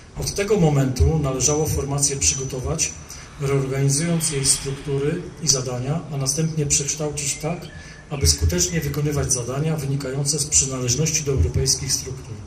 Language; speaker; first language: Polish; native; Polish